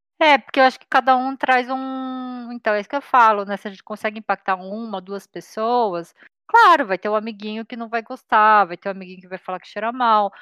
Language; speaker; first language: Portuguese; native; Portuguese